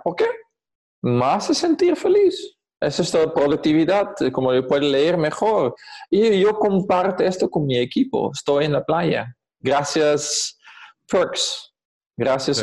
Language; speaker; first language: Spanish; non-native, fluent; Dutch